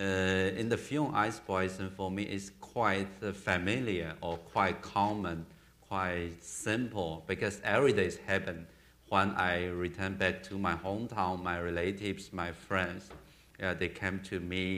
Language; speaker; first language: English; non-native, learner; Chinese